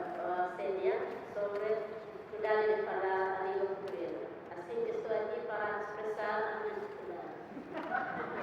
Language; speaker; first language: Portuguese; non-native, learner; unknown